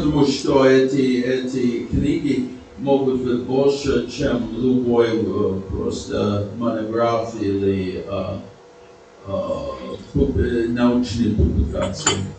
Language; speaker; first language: Russian; non-native, fluent; English